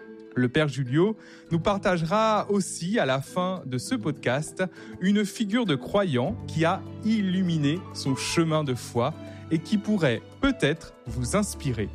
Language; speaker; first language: French; native; French